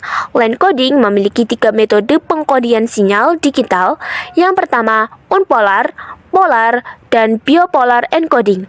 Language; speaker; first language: Indonesian; native; Indonesian